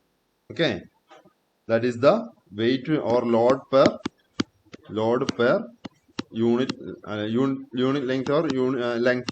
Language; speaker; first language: English; non-native, local second language; Malayalam